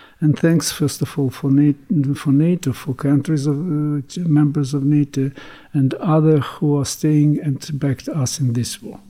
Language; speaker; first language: English; non-native, learner; Ukrainian